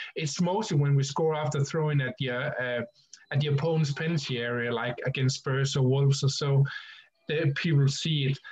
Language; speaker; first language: English; non-native, fluent; Danish